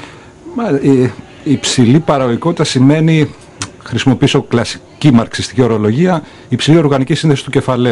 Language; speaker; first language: Greek; native; Greek